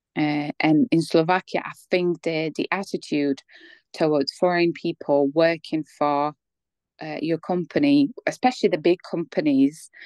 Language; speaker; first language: English; non-native, fluent; Polish